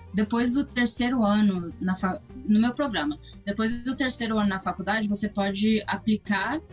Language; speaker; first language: Portuguese; early bilingual, heritage; English